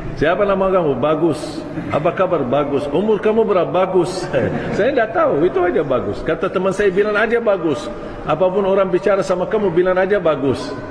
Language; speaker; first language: Malay; non-native, fluent; Arabic